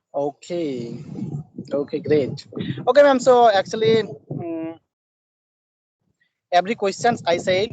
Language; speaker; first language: English; non-native, learner; Bangla